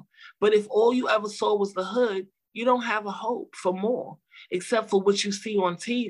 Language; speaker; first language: English; native; English